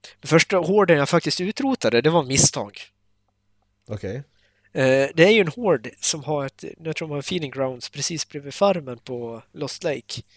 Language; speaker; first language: Swedish; native; Swedish